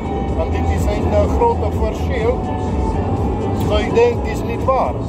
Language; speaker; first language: Dutch; non-native, learner; Hungarian